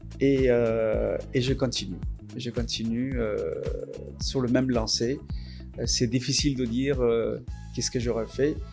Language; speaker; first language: French; non-native, fluent; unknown